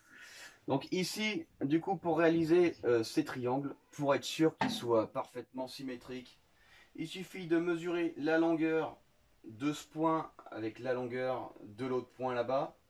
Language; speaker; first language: French; native; French